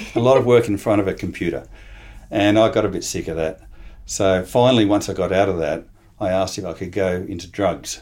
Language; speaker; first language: English; native; English